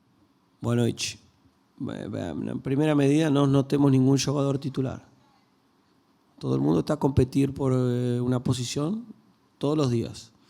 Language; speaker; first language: Portuguese; non-native, learner; Spanish